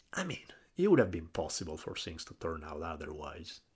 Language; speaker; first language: English; non-native, fluent; Italian